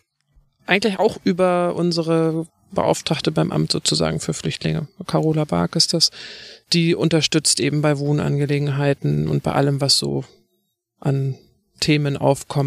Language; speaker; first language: German; native; German